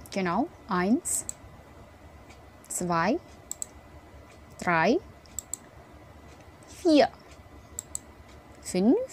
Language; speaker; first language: German; non-native, fluent; Indonesian